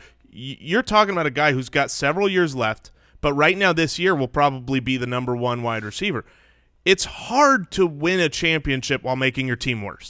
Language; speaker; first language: English; native; English